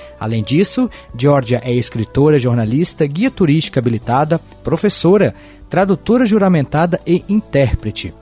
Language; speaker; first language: Portuguese; native; Portuguese